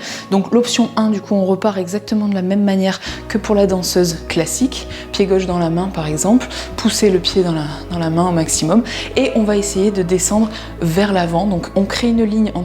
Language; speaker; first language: French; native; French